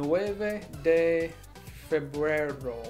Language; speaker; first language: Spanish; non-native, learner; English